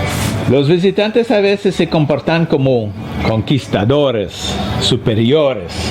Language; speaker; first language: Spanish; non-native, learner; French